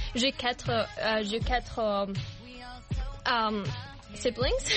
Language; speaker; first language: French; non-native, learner; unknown